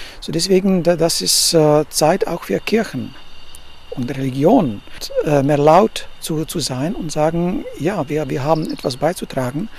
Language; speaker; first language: German; non-native, fluent; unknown